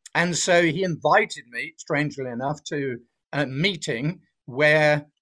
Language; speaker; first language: English; native; English